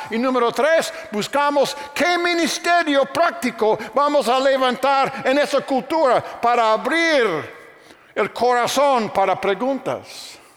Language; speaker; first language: Spanish; non-native, fluent; English